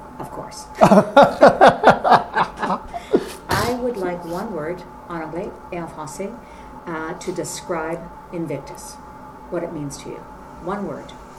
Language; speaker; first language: English; native; English